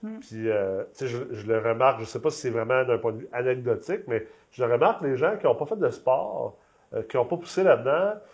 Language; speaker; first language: French; native; French